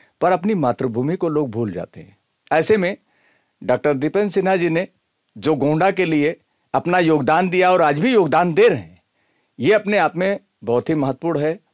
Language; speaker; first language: Hindi; native; Hindi